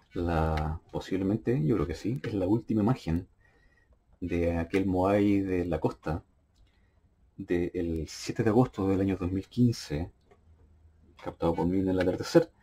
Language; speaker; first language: Spanish; native; Spanish